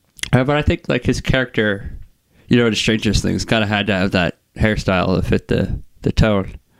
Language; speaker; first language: English; native; English